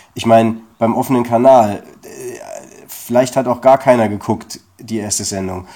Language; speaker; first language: German; native; German